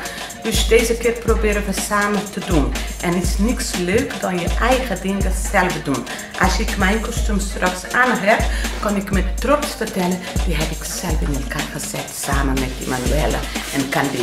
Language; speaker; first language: Dutch; non-native, learner; Portuguese